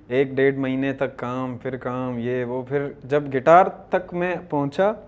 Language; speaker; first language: Urdu; non-native, local second language; Baluchi